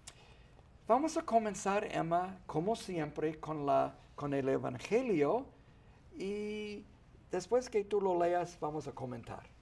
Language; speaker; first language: Spanish; non-native, fluent; English